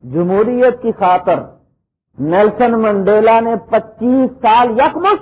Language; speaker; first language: Urdu; native; Urdu